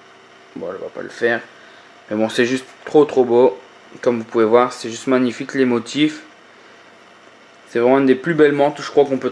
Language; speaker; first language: French; native; French